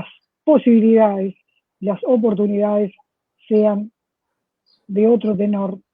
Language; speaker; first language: Spanish; native; Spanish